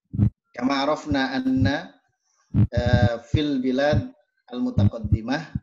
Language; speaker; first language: Arabic; non-native, fluent; Indonesian